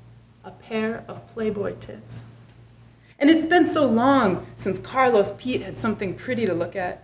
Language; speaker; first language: English; native; English